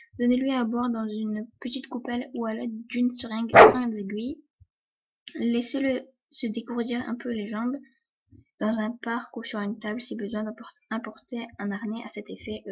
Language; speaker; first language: French; early bilingual, other home language; Polish